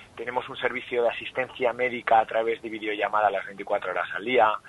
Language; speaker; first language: Spanish; native; Spanish